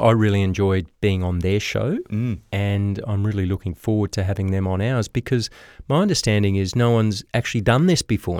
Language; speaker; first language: English; native; English